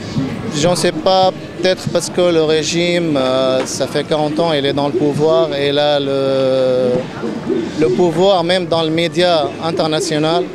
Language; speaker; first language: French; non-native, fluent; Arabic